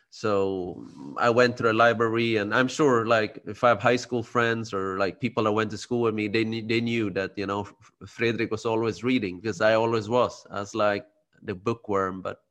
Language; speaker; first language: English; early bilingual, other home language; Khmer